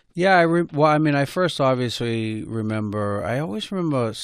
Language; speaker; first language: English; native; English